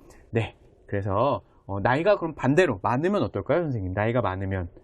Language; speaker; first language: Korean; native; Korean